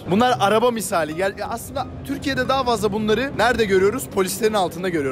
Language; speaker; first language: Turkish; native; Turkish